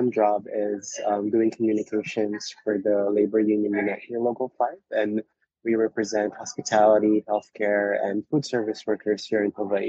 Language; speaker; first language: English; non-native, local second language; Filipino